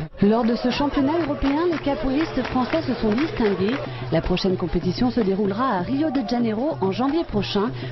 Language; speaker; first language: French; native; French